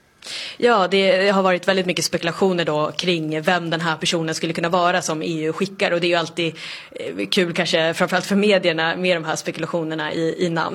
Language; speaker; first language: Swedish; native; Swedish